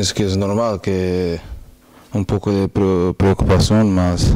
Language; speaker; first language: Spanish; non-native, learner; Portuguese